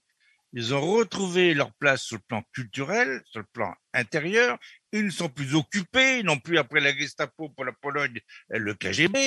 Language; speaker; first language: French; native; French